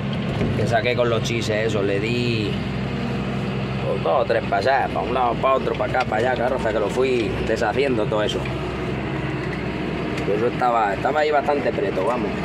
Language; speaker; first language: Spanish; native; Spanish